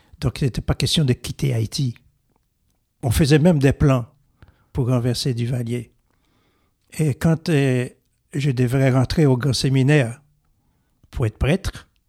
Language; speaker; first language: French; non-native, local second language; Haitian Creole